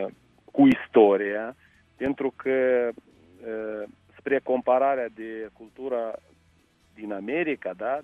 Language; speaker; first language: Romanian; non-native, local second language; Russian